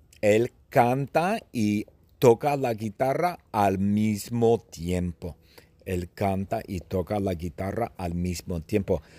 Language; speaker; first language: Spanish; non-native, fluent; English